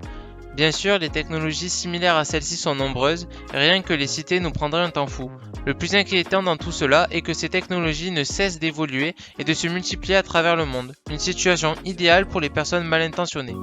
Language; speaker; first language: French; native; French